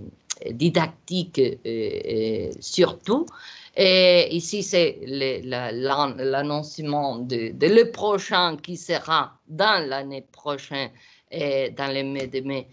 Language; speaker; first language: French; non-native, learner; Portuguese